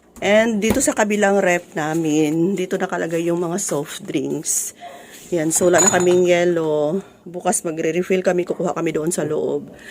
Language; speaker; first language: Filipino; non-native, local second language; Cebuano